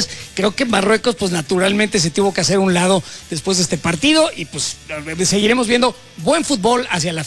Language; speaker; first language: Spanish; native; Spanish